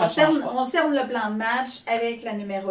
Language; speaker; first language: French; native; French